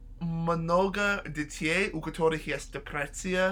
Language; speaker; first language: Russian; non-native, learner; English